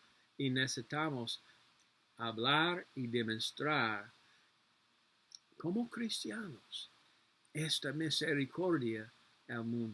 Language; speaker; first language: Spanish; non-native, learner; English